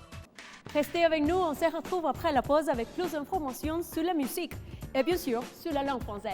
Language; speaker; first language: French; non-native, fluent; Spanish